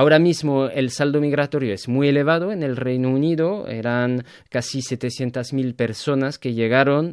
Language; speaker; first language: Spanish; native; Spanish